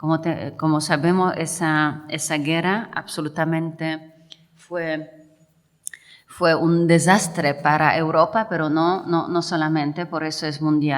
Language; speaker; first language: Spanish; non-native, fluent; Polish